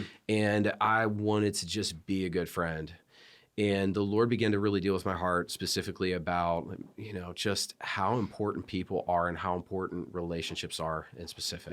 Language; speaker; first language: English; native; English